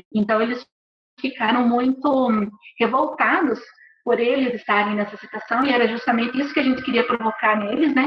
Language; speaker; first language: Portuguese; native; Portuguese